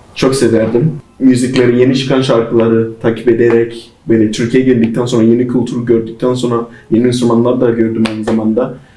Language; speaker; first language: Turkish; non-native, fluent; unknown